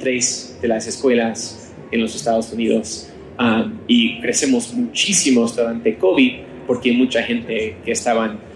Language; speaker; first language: Spanish; non-native, learner; English